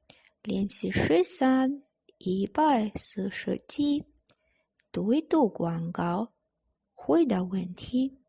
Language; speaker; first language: Chinese; non-native, fluent; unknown